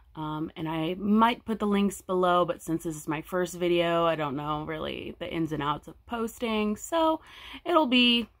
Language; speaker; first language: English; native; English